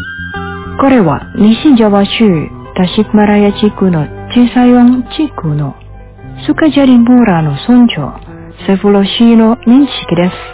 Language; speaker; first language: Japanese; non-native, fluent; Indonesian